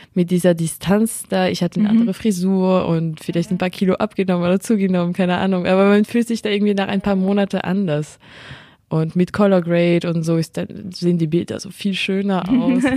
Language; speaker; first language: German; non-native, fluent; French